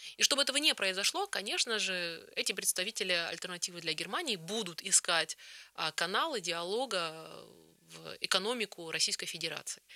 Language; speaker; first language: Russian; early bilingual, heritage; Russian